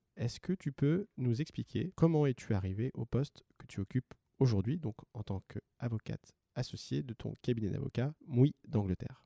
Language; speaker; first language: French; native; French